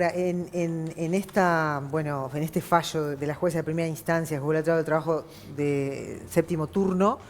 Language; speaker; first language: Spanish; native; Spanish